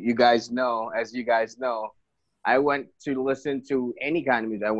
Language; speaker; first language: English; non-native, local second language; Filipino